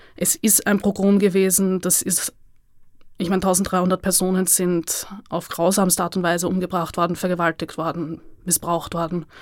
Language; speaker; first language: German; native; German